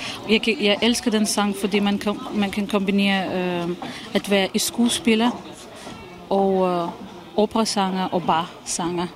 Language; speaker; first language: Danish; non-native, fluent; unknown